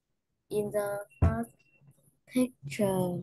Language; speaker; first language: English; non-native, learner; Vietnamese